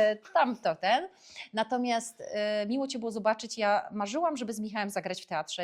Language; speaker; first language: Polish; native; Polish